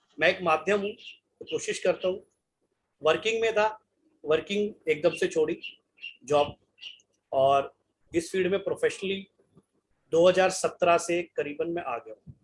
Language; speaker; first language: Hindi; native; Hindi